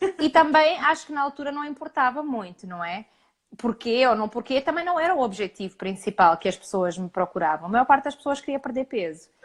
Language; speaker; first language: Portuguese; early bilingual, heritage; Portuguese